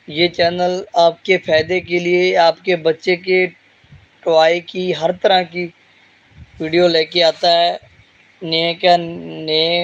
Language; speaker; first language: Hindi; non-native, local second language; Punjabi